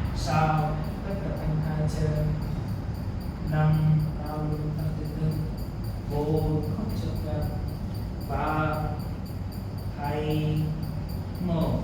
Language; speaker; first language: Vietnamese; non-native, learner; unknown